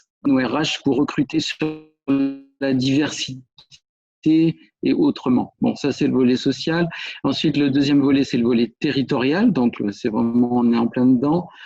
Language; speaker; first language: French; native; French